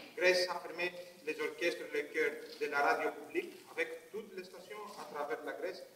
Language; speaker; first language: French; non-native, learner; Greek